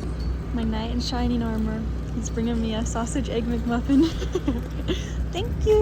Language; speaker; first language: English; native; English